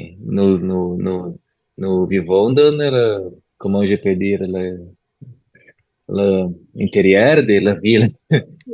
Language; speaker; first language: French; non-native, learner; Portuguese